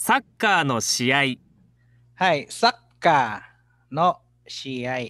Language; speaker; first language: Japanese; non-native, fluent; Filipino